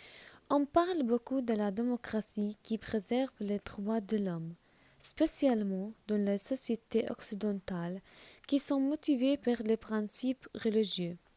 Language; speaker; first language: French; non-native, learner; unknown